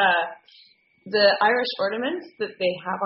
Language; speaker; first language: English; native; English